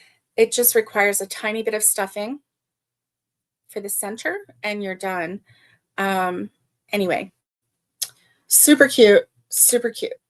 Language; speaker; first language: English; native; English